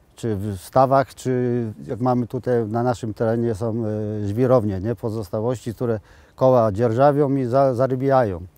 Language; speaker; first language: Polish; native; Polish